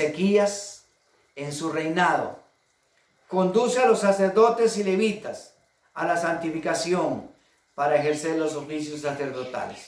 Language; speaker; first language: Spanish; native; Spanish